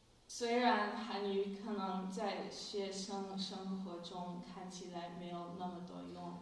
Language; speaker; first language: Chinese; non-native, fluent; English